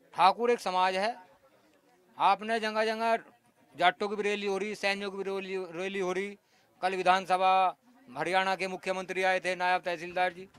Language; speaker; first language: Hindi; native; Hindi